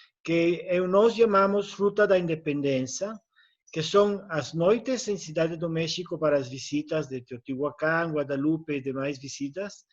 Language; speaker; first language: Portuguese; non-native, learner; Spanish